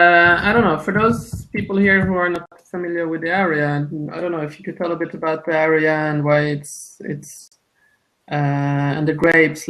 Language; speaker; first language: English; non-native, fluent; Italian